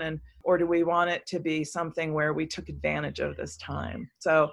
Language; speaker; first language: English; native; English